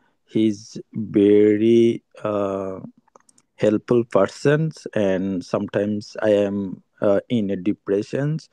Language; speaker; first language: English; non-native, learner; Bangla